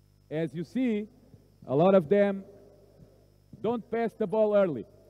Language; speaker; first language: English; non-native, fluent; Portuguese